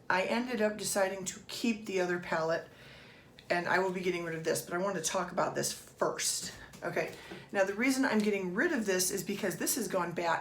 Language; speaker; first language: English; native; English